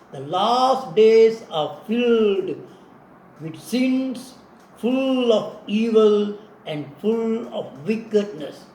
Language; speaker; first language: English; non-native, local second language; Tamil